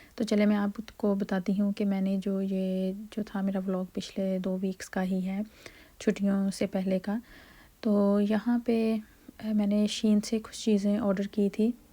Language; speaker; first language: Urdu; native; Urdu